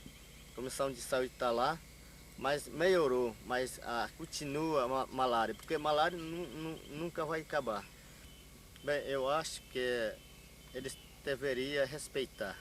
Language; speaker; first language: Portuguese; non-native, local second language; Yanomámi